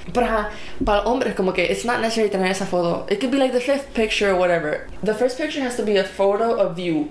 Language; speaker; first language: English; non-native, local second language; Spanish